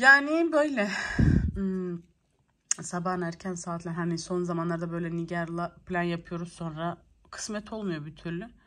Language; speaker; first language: Turkish; early bilingual, heritage; Turkish